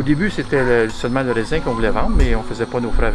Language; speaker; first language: French; native; French